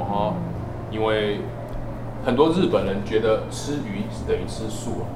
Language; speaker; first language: Chinese; native; Chinese